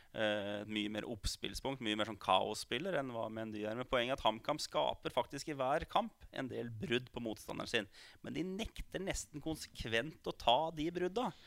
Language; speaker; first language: Norwegian; native; Norwegian